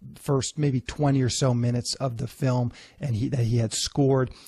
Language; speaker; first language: English; native; English